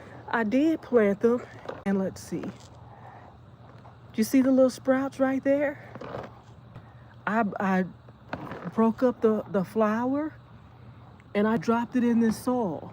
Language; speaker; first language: English; native; English